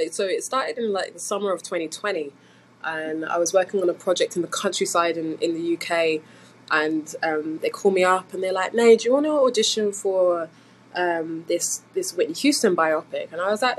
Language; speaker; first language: English; native; English